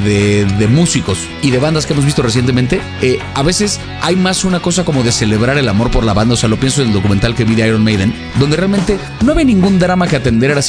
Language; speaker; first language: Spanish; native; Spanish